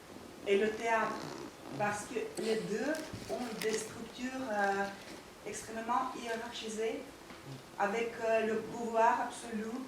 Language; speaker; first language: French; non-native, fluent; Russian